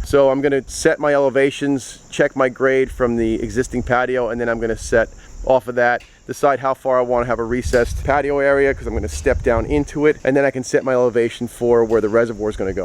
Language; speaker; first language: English; native; English